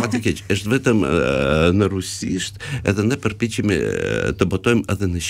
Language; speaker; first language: Albanian; non-native, fluent; Russian